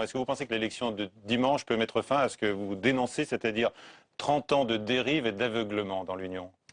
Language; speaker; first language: French; native; French